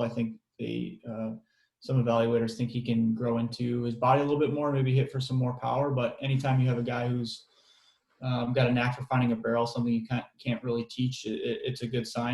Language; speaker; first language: English; native; English